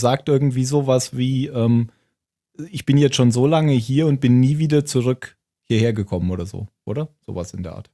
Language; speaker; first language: German; native; German